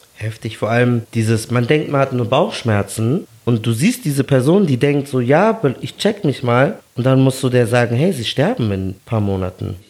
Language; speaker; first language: German; early bilingual, other home language; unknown